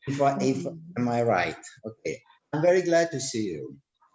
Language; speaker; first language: English; non-native, learner; Russian